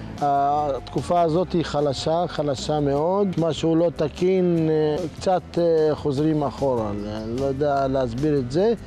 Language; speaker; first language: Hebrew; non-native, local second language; Arabic